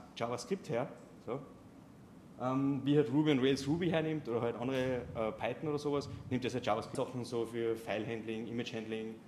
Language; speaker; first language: German; native; German